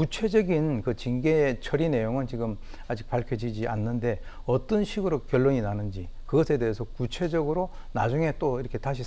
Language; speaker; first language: Korean; native; Korean